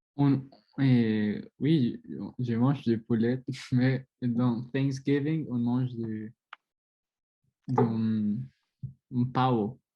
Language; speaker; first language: French; non-native, learner; Spanish